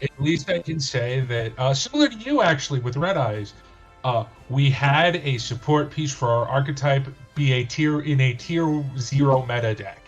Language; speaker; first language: English; native; English